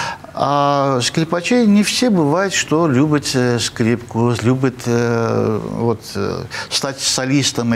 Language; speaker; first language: Russian; non-native, fluent; Armenian